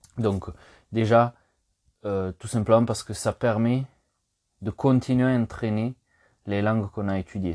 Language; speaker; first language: French; native; French